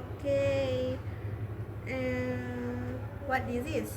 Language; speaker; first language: English; non-native, learner; Indonesian